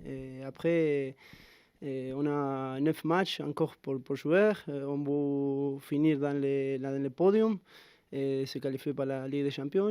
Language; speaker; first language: French; non-native, fluent; Spanish